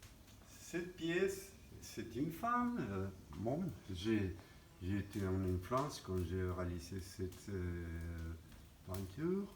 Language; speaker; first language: French; non-native, fluent; Spanish